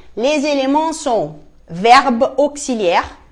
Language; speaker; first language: French; non-native, fluent; Portuguese